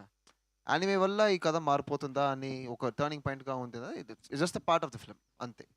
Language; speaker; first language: Telugu; non-native, learner; Tamil